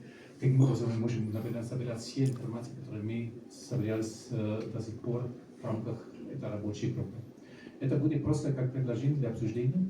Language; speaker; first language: Russian; non-native, fluent; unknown